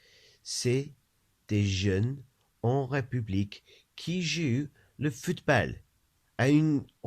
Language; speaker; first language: French; non-native, learner; English